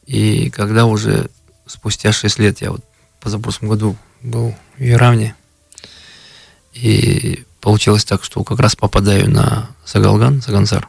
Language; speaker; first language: Russian; native; Russian